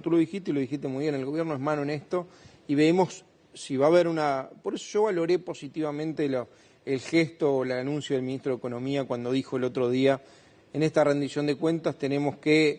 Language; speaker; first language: Spanish; native; Spanish